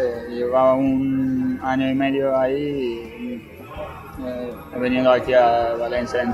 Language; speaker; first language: Spanish; non-native, fluent; Ukrainian